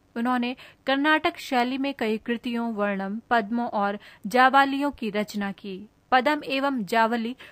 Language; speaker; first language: Hindi; native; Hindi